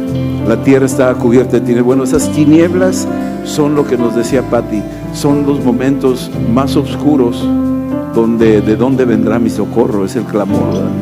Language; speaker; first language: Spanish; native; Spanish